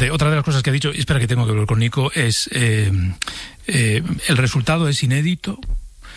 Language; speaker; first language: Spanish; native; Spanish